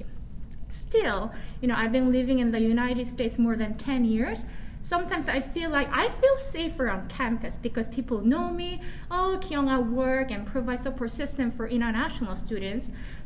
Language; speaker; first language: English; non-native, fluent; Korean